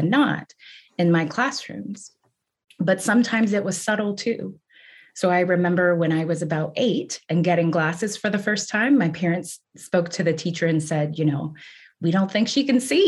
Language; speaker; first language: English; native; English